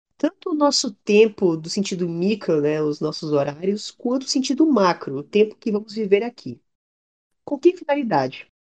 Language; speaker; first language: Portuguese; native; Portuguese